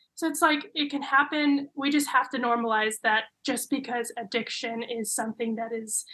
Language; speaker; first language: English; native; English